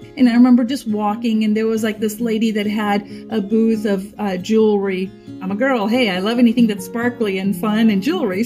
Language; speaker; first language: English; non-native, fluent; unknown